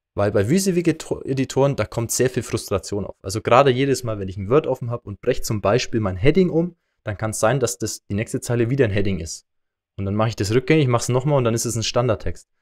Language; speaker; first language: German; native; German